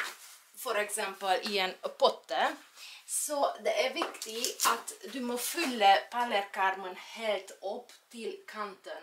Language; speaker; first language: Norwegian; non-native, fluent; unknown